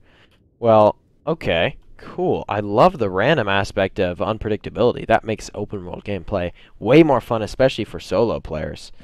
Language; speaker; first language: English; native; English